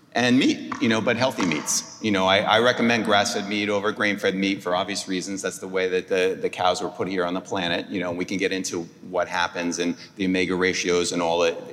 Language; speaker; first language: English; native; English